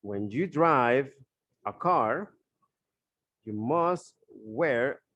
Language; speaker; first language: English; non-native, fluent; Spanish